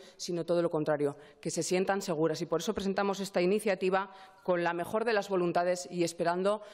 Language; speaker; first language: Spanish; native; Spanish